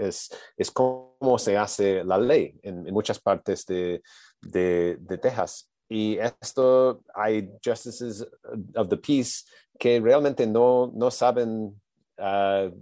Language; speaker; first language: Spanish; non-native, learner; English